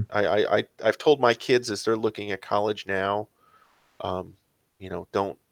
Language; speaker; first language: English; native; English